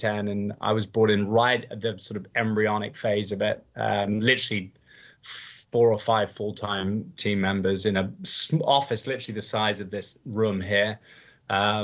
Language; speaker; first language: English; native; English